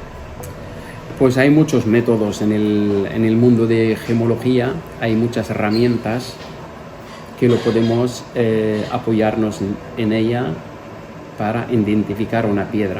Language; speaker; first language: Spanish; non-native, fluent; Arabic